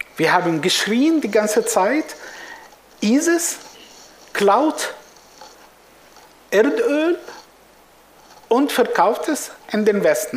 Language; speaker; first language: German; non-native, fluent; Arabic